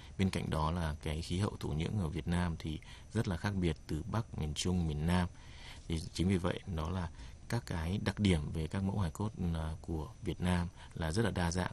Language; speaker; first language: Vietnamese; native; Vietnamese